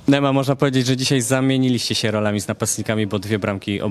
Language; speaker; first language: Polish; native; Polish